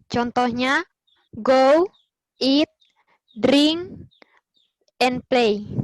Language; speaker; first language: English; non-native, learner; Indonesian